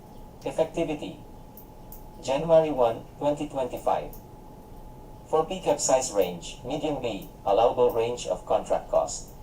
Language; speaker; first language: English; non-native, local second language; Cebuano